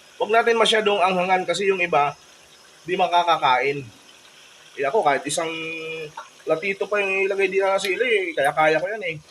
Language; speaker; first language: Filipino; non-native, local second language; Bikol